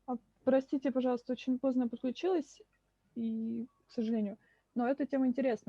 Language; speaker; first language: Russian; native; Russian